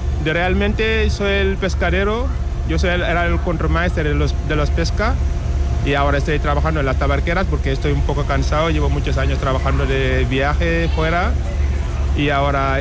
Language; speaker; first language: Spanish; non-native, learner; Wolof